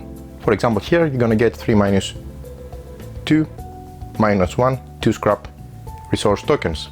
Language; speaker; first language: English; non-native, fluent; Greek